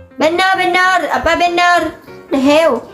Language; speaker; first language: Indonesian; non-native, learner; Vietnamese